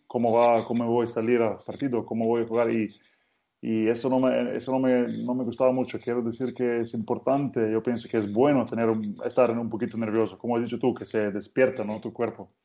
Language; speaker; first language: Spanish; non-native, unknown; Slovenian